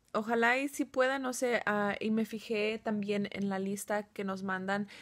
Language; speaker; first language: Spanish; early bilingual, heritage; Spanish